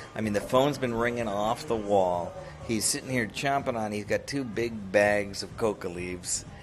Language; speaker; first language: English; native; English